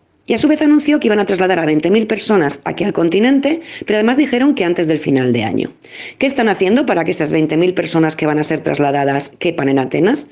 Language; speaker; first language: Spanish; native; Spanish